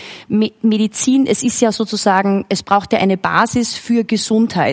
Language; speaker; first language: German; native; German